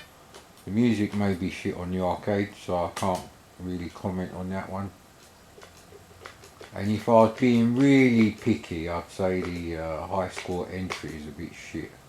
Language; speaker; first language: English; native; English